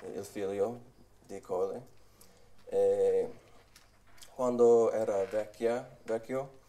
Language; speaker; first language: Italian; non-native, learner; English